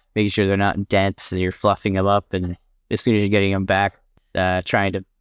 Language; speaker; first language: English; native; English